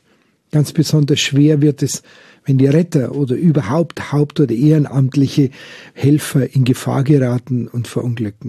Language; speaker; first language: German; native; German